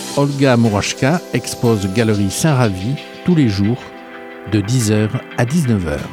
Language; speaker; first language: French; native; French